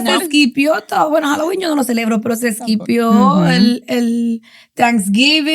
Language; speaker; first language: Spanish; native; Spanish